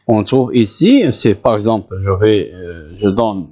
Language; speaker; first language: French; non-native, local second language; Arabic